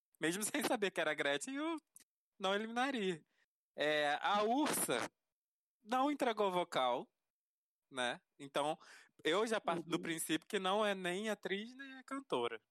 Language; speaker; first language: Portuguese; native; Portuguese